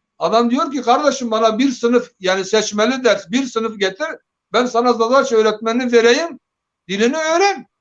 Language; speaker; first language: Turkish; non-native, local second language; Zaza